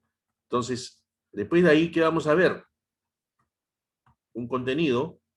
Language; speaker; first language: Spanish; native; Spanish